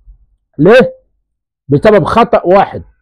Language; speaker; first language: Arabic; native; Arabic